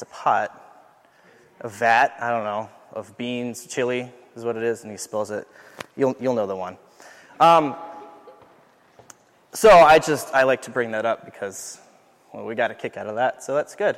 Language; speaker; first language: English; native; English